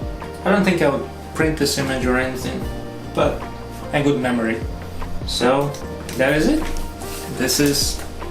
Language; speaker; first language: English; non-native, fluent; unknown